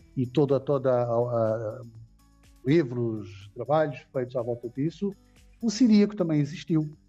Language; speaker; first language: Portuguese; non-native, local second language; Kabuverdianu